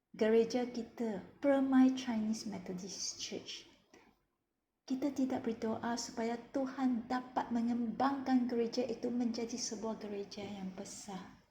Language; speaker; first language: Malay; non-native, local second language; Chinese